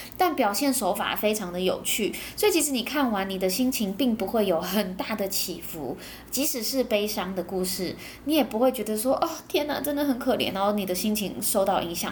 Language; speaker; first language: Chinese; native; Chinese